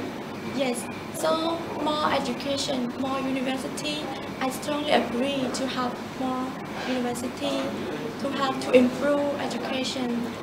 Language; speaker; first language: English; non-native, learner; Khmer